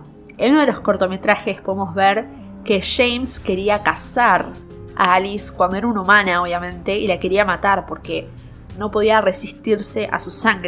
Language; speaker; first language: Spanish; native; Spanish